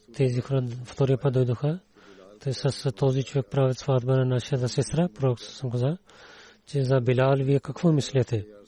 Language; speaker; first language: Bulgarian; non-native, learner; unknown